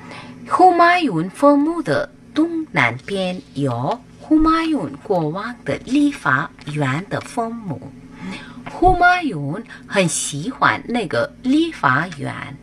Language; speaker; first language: Chinese; non-native, fluent; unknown